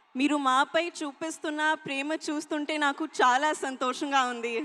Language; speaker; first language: Telugu; non-native, learner; Hindi